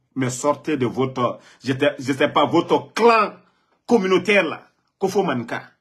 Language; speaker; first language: French; non-native, local second language; Mandingo